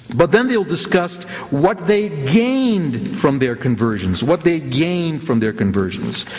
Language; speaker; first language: English; native; English